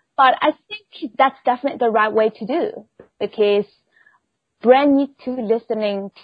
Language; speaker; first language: English; non-native, fluent; Chinese